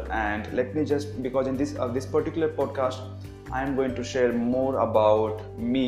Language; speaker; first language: English; non-native, local second language; Marathi